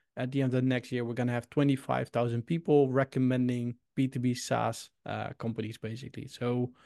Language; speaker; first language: English; non-native, fluent; Dutch